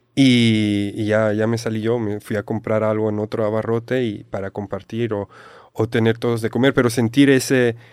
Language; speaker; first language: Spanish; non-native, fluent; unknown